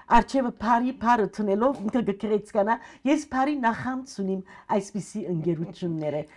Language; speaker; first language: Armenian; early bilingual, heritage; Armenian